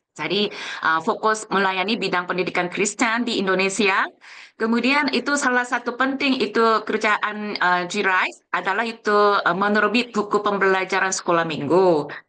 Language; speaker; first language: Indonesian; non-native, fluent; Korean